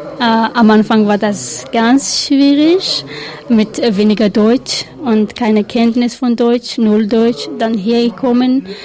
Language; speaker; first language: German; non-native, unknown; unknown